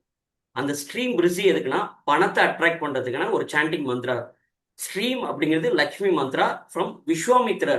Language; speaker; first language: Tamil; native; Tamil